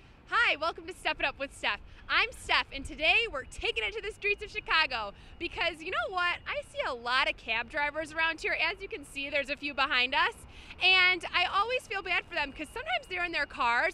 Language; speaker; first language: English; native; English